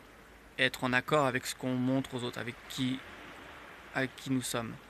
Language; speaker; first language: French; native; French